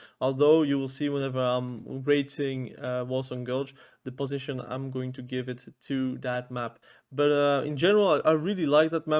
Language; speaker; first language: English; non-native, fluent; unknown